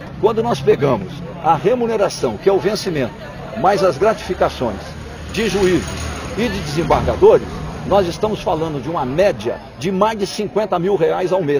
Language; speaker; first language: Portuguese; native; Portuguese